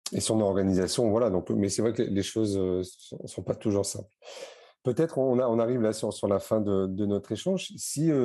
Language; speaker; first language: French; native; French